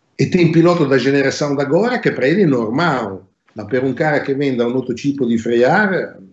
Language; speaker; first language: Portuguese; non-native, fluent; Italian